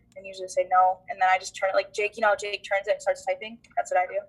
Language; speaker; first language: English; native; English